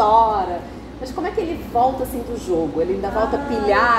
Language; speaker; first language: Portuguese; native; Portuguese